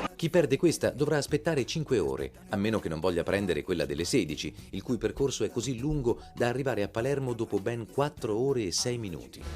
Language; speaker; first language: Italian; native; Italian